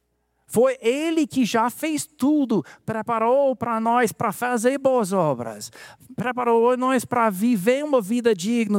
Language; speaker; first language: Portuguese; non-native, fluent; English